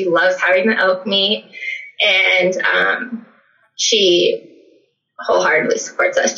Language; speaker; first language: English; native; English